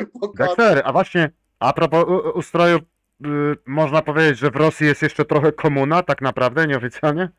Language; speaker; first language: Polish; native; Polish